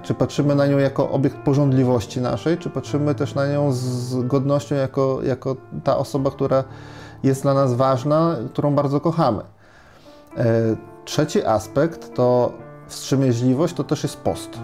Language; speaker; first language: Polish; native; Polish